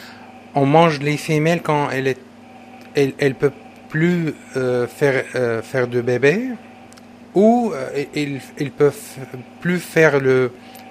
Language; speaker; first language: French; non-native, learner; Arabic